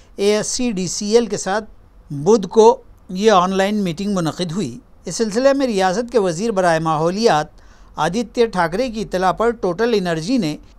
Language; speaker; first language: Urdu; native; Urdu